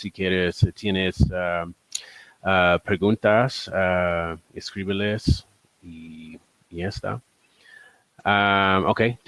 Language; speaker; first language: Spanish; non-native, learner; English